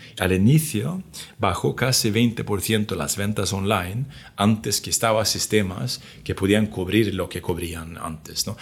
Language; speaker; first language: Spanish; non-native, fluent; Swedish